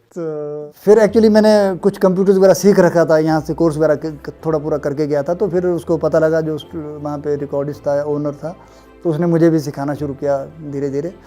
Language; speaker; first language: Hindi; native; Hindi